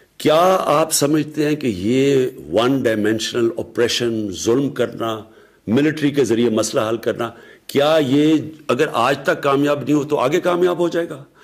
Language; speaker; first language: Urdu; native; Urdu